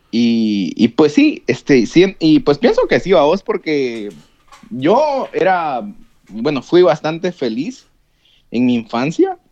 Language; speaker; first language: Spanish; native; Spanish